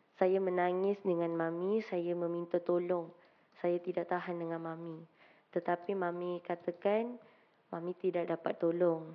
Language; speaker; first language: Malay; non-native, local second language; Tamil